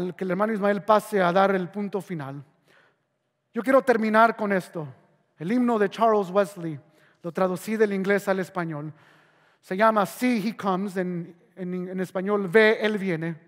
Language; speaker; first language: Spanish; early bilingual, heritage; Spanish